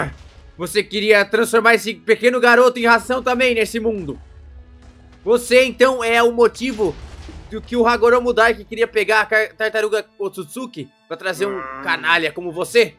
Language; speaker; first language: Portuguese; native; Portuguese